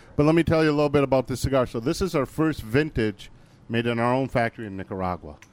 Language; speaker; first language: English; native; English